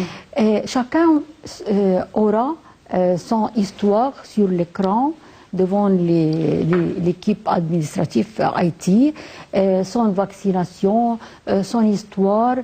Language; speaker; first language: French; non-native, fluent; Arabic